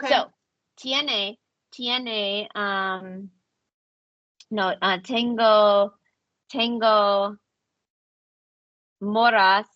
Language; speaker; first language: Spanish; non-native, learner; English